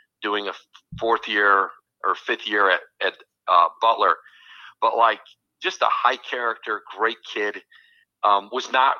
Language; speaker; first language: English; native; English